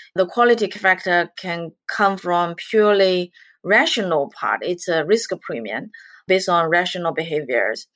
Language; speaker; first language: English; non-native, fluent; Chinese